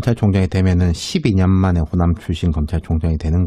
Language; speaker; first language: Korean; native; Korean